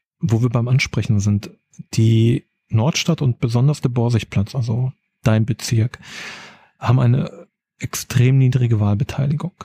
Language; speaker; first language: German; native; German